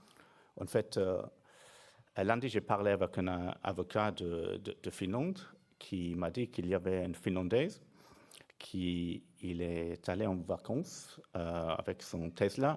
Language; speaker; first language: French; non-native, fluent; English